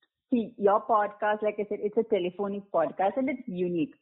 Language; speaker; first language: English; non-native, local second language; Malayalam